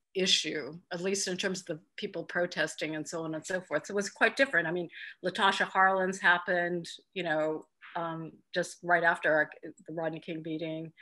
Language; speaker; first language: English; native; English